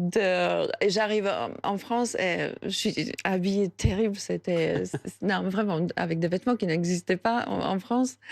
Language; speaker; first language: French; non-native, fluent; Slovak